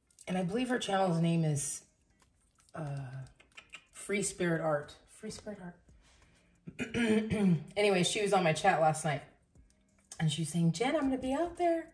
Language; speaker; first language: English; native; English